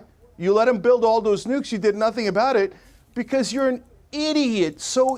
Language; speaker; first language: English; native; English